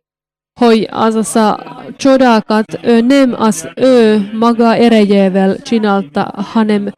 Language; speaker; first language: Hungarian; non-native, learner; Finnish